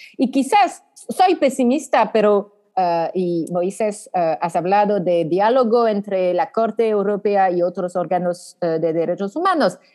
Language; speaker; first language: Spanish; non-native, fluent; French